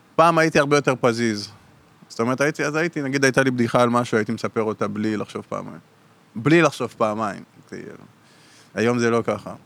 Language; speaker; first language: Hebrew; native; Hebrew